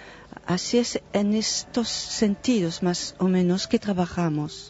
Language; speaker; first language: Spanish; non-native, fluent; French